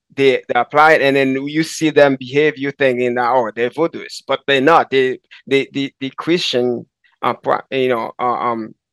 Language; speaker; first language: English; non-native, fluent; Haitian Creole